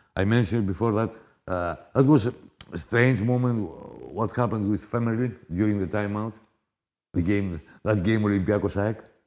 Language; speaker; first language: English; non-native, fluent; Greek